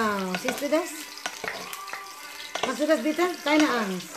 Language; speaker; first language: German; non-native, learner; Cebuano